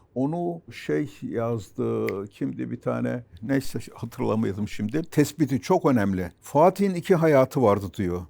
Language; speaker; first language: Turkish; native; Turkish